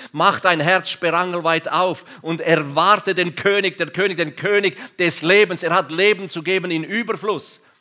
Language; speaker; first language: German; non-native, local second language; Romansh